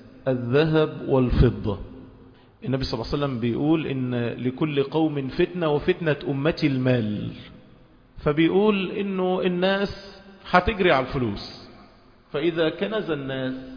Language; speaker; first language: Arabic; native; Arabic